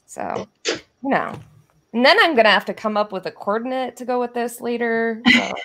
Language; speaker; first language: English; native; English